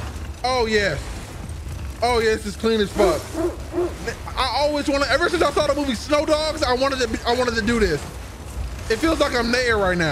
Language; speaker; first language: English; native; English